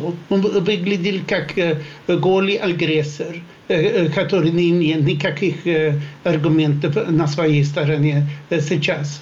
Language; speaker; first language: Russian; non-native, fluent; Swedish